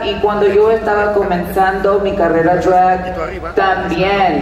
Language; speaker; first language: Spanish; early bilingual, heritage; Spanish